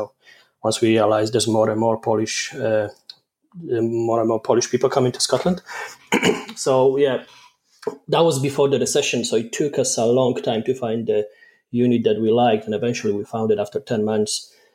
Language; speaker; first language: English; non-native, fluent; Polish